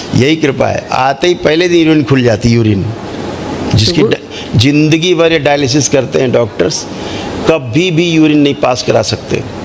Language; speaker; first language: Hindi; native; Hindi